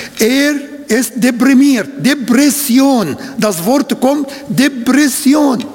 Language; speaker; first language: German; non-native, fluent; Arabic